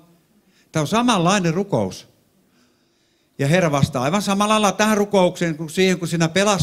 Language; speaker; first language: Finnish; non-native, fluent; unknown